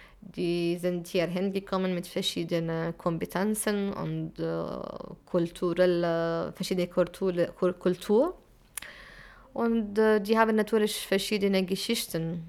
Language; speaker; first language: German; non-native, fluent; Arabic